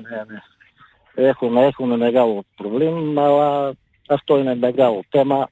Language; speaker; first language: Greek; non-native, fluent; Bulgarian